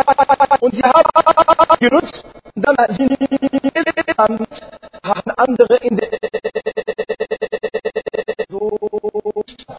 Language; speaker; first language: German; non-native, learner; Arabic